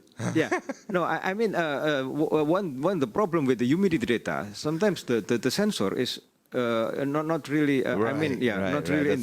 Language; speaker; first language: English; non-native, learner; Indonesian